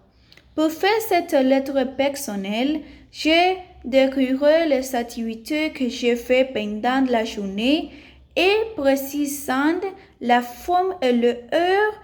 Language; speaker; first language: French; non-native, learner; Spanish